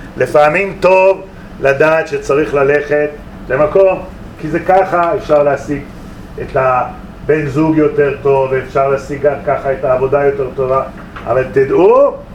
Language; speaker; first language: Hebrew; native; Hebrew